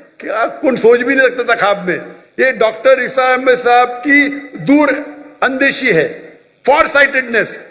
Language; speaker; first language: Urdu; non-native, local second language; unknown